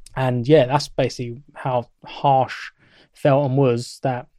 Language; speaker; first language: English; native; English